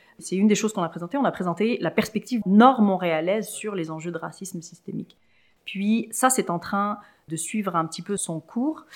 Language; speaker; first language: French; early bilingual, other home language; Arabic